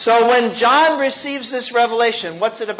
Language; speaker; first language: English; native; English